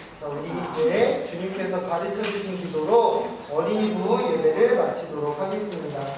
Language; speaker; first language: Korean; native; Korean